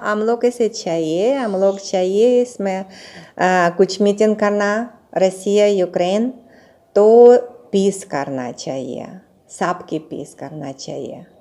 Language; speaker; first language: Hindi; non-native, learner; Russian